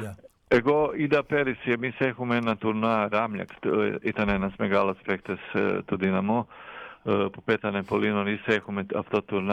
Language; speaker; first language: Greek; non-native, fluent; Croatian